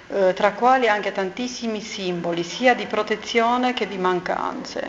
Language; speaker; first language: Italian; non-native, fluent; Romanian